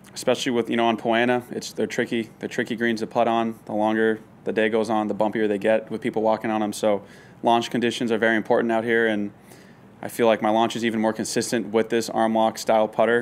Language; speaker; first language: English; native; English